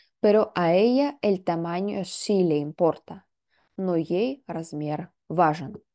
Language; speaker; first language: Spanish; non-native, fluent; Russian